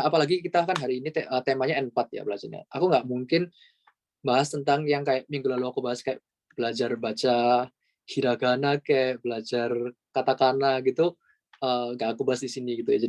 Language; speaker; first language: Indonesian; native; Indonesian